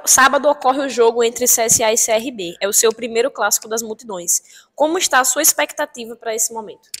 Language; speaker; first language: Portuguese; native; Portuguese